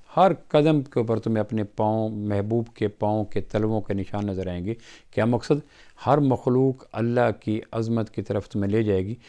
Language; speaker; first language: Urdu; native; Urdu